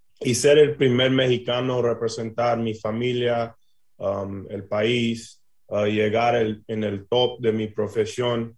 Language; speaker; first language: Spanish; early bilingual, heritage; English